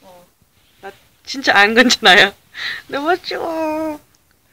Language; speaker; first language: Korean; non-native, learner; English